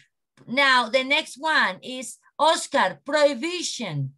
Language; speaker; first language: English; non-native, learner; Spanish